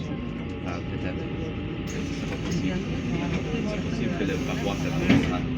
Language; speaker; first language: French; early bilingual, heritage; English